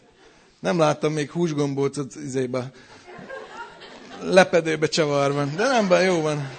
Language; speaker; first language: Hungarian; native; Hungarian